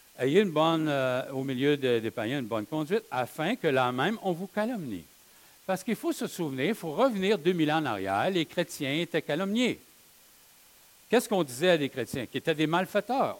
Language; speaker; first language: French; native; French